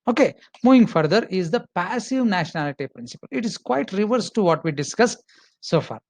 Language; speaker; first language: English; non-native, local second language; Kannada